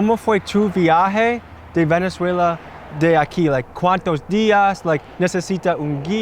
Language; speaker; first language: Spanish; non-native, learner; English